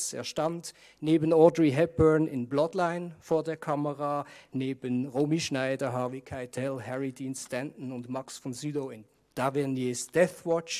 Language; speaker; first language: German; native; German